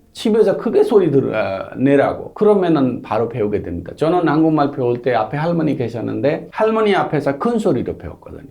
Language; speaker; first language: Korean; non-native, fluent; Hindi